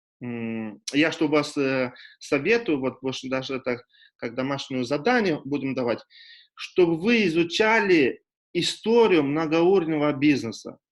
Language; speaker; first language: Russian; non-native, local second language; Romanian